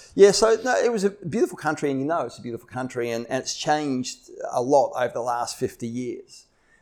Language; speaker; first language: English; native; English